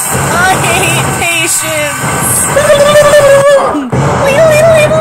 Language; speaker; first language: English; native; English